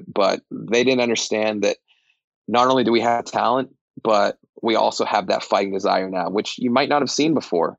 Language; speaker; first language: English; native; English